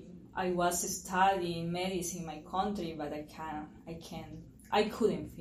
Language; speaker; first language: English; non-native, learner; Spanish